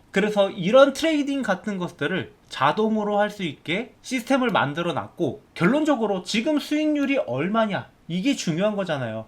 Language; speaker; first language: Korean; native; Korean